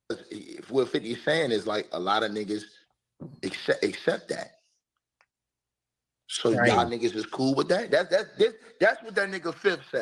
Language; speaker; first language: English; native; English